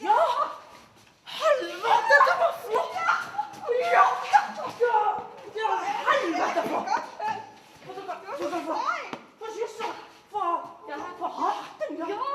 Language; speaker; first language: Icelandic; non-native, learner; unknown